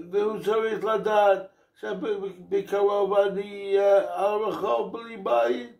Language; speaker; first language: Hebrew; non-native, fluent; English